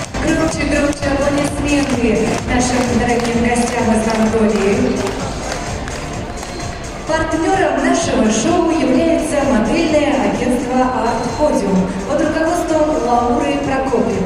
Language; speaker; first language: Russian; native; Russian